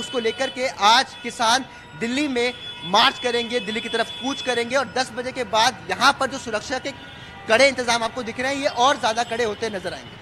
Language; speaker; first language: Hindi; native; Hindi